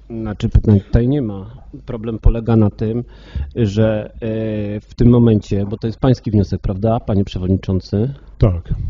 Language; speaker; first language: Polish; native; Polish